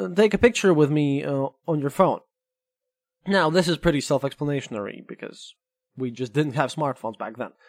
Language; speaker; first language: English; non-native, fluent; Russian